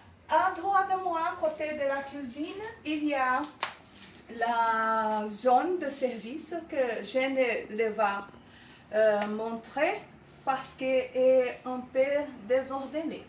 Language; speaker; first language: French; non-native, learner; Portuguese